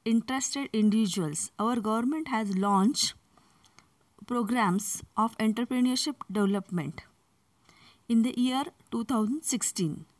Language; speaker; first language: English; non-native, local second language; Marathi